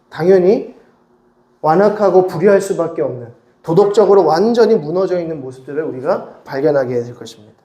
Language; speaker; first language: Korean; native; Korean